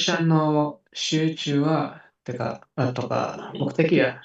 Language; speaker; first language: Japanese; non-native, fluent; Indonesian